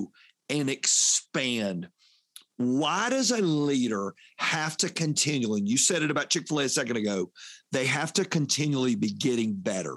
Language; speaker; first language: English; native; English